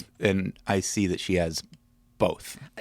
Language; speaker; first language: English; native; English